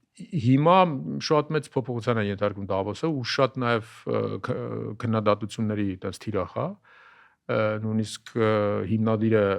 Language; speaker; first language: Armenian; native; Armenian